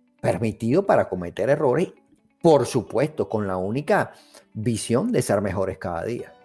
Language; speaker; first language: Spanish; native; Spanish